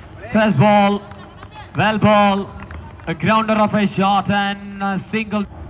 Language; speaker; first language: English; non-native, local second language; Malayalam